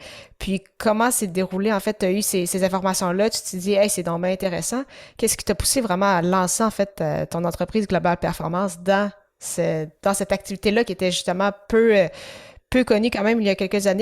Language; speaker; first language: French; native; French